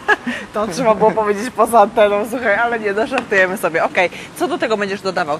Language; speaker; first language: Polish; native; Polish